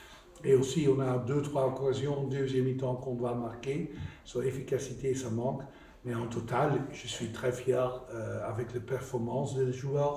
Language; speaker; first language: French; non-native, fluent; Dutch